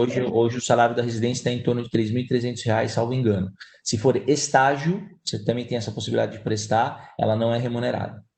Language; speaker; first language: Portuguese; native; Portuguese